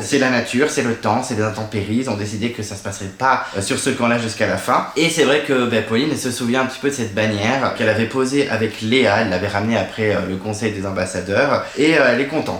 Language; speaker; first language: French; native; French